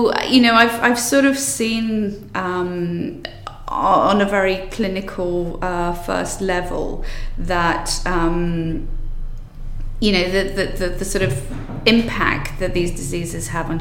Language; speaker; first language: English; native; English